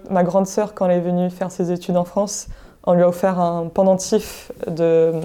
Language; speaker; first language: French; non-native, local second language; English